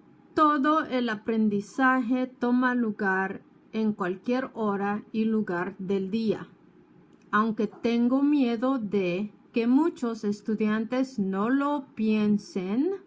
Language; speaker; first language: Spanish; non-native, fluent; English